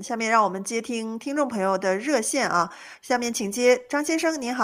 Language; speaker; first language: Chinese; native; Chinese